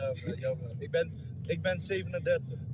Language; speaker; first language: Dutch; non-native, learner; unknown